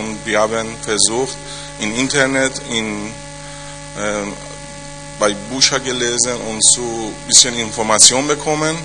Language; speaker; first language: German; non-native, learner; Persian